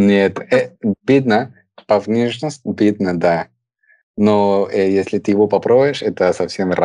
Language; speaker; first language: Russian; non-native, fluent; Spanish